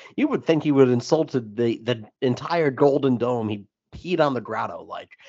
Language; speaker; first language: English; native; English